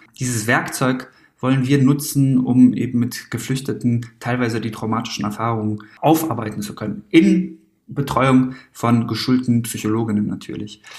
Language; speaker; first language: German; early bilingual, other home language; Persian